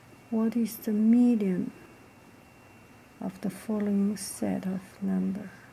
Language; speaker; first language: English; non-native, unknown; Chinese